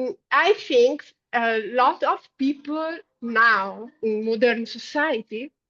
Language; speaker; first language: English; non-native, learner; Italian